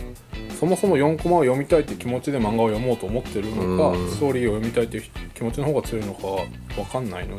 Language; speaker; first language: Japanese; native; Japanese